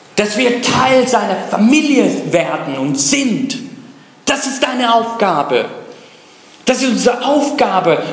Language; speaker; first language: German; non-native, fluent; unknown